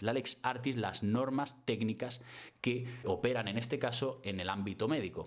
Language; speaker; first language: Spanish; native; Spanish